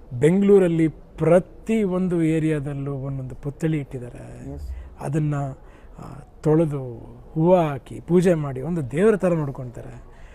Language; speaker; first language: Kannada; early bilingual, heritage; Kannada